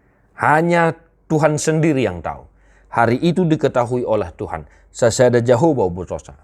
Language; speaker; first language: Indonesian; non-native, local second language; Batak Toba